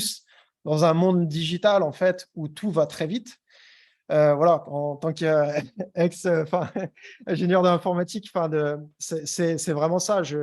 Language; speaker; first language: French; native; French